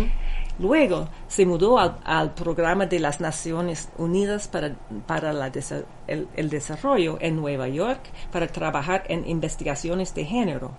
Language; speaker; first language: Spanish; non-native, fluent; English